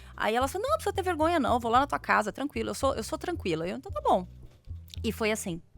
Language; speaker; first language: Portuguese; native; Portuguese